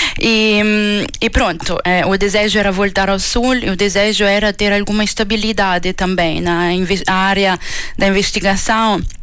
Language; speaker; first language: Portuguese; non-native, fluent; Italian